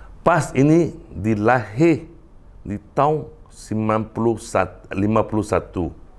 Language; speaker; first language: Malay; non-native, local second language; Cantonese